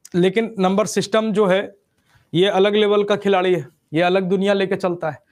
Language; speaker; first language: Hindi; native; Hindi